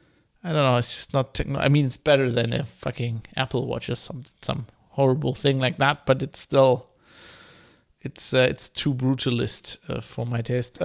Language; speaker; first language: English; non-native, fluent; German